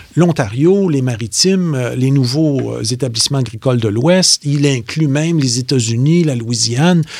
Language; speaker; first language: French; native; French